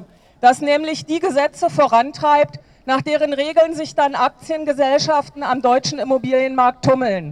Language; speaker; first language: German; native; German